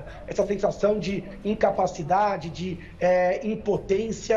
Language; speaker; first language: Portuguese; native; Portuguese